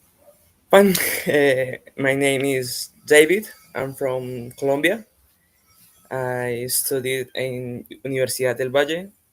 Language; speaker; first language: English; non-native, fluent; Spanish